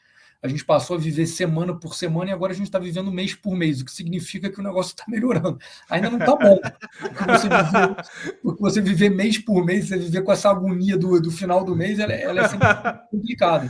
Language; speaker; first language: Portuguese; native; Portuguese